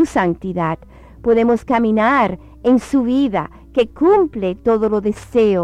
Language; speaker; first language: Spanish; native; Spanish